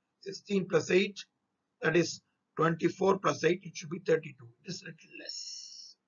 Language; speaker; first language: English; non-native, local second language; Tamil